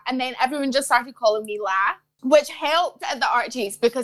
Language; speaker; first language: English; native; English